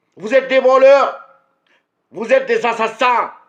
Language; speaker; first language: French; non-native, local second language; Arabic